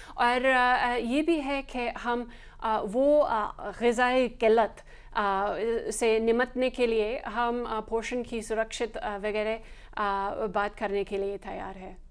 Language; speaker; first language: Hindi; non-native, fluent; English